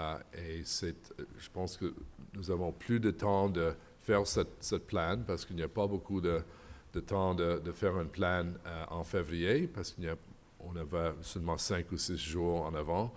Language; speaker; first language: French; non-native, local second language; English